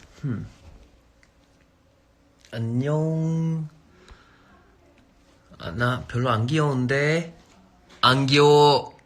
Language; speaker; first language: Korean; non-native, fluent; English